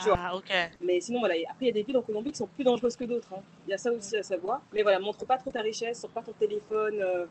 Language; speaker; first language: French; native; French